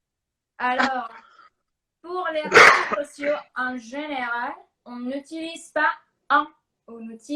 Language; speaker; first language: French; non-native, fluent; Spanish